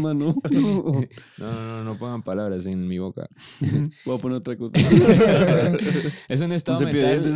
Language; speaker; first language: Spanish; native; Spanish